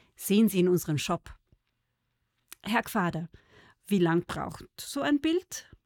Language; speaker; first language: German; native; German